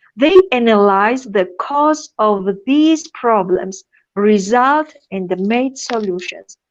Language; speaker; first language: English; non-native, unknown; Georgian